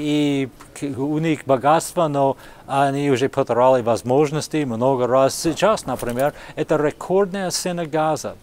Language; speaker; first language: Russian; non-native, fluent; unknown